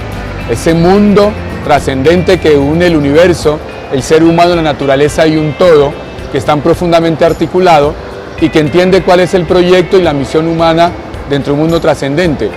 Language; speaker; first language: Spanish; native; Spanish